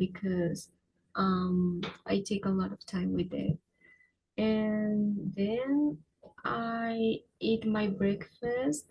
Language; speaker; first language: English; non-native, fluent; Spanish